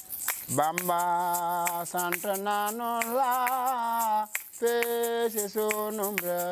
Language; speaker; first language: Spanish; non-native, learner; Wolof